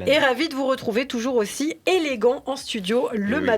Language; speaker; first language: French; native; French